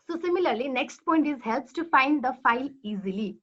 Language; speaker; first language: English; non-native, local second language; Nepali